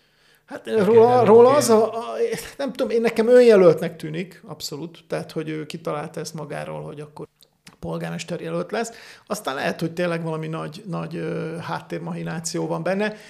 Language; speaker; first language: Hungarian; native; Hungarian